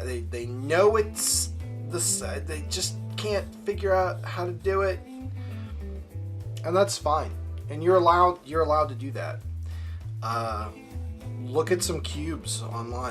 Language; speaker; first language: English; native; English